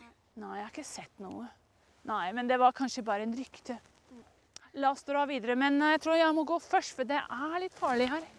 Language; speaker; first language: Norwegian; non-native, fluent; English